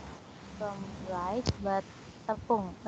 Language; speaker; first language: English; non-native, learner; Indonesian